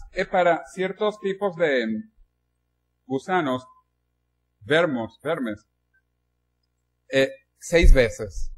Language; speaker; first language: Spanish; non-native, learner; Portuguese